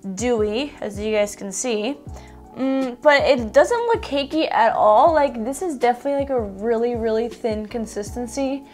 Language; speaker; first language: English; native; English